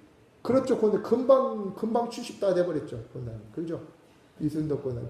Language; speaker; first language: Korean; native; Korean